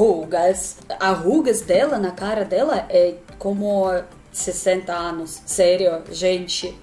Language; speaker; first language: Portuguese; non-native, learner; Russian